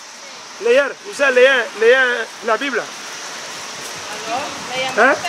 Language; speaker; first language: Spanish; non-native, learner; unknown